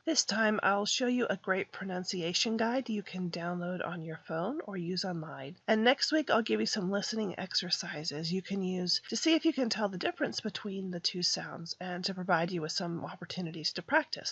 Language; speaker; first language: English; native; English